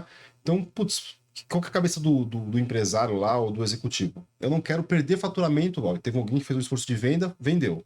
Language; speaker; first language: Portuguese; native; Portuguese